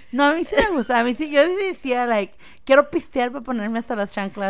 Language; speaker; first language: Spanish; early bilingual, heritage; Spanish